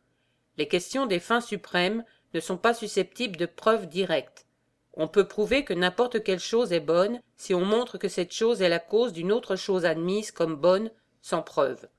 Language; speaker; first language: French; native; French